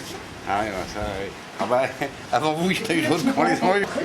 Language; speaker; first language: French; native; French